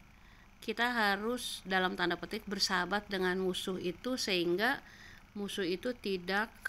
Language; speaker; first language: Indonesian; native; Indonesian